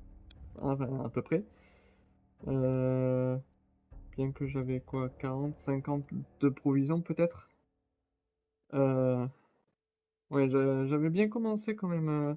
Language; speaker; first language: French; native; French